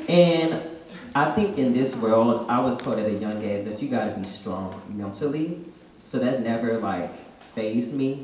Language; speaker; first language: English; native; English